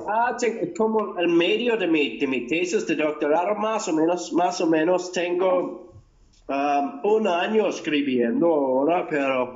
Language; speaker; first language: Spanish; non-native, learner; English